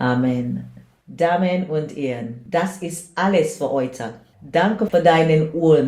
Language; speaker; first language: German; non-native, learner; English